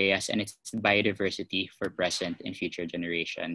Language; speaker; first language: English; non-native, local second language; Cebuano